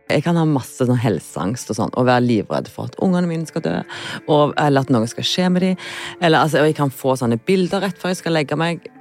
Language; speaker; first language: Norwegian; native; Norwegian